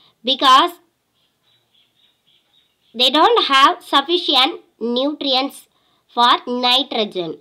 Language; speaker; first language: English; non-native, local second language; Tamil